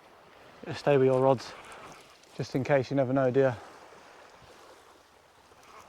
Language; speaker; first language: English; native; English